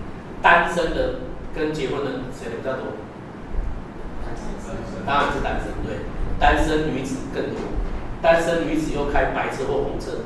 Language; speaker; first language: Chinese; native; Chinese